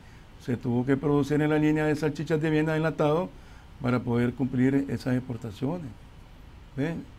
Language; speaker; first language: Spanish; native; Spanish